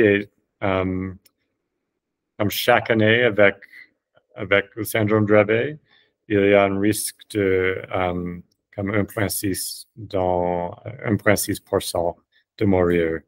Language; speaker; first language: French; non-native, fluent; English